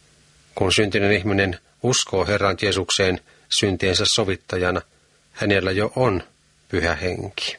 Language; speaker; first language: Finnish; native; Finnish